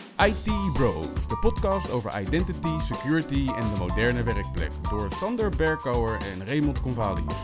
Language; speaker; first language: Dutch; native; Dutch